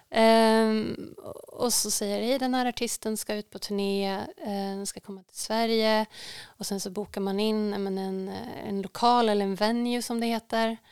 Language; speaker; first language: Swedish; native; Swedish